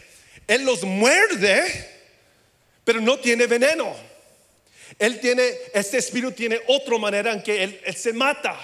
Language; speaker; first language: Spanish; early bilingual, heritage; English